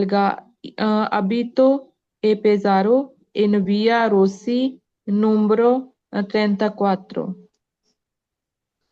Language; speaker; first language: Italian; non-native, learner; Punjabi